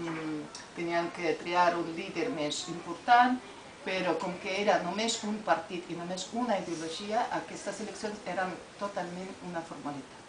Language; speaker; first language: Catalan; non-native, fluent; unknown